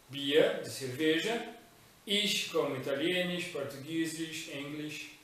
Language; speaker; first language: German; non-native, fluent; Portuguese